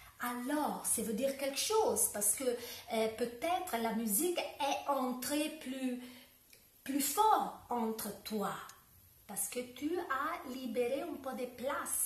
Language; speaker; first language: French; non-native, learner; Italian